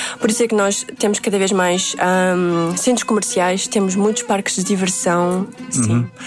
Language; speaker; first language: Portuguese; early bilingual, other home language; Uzbek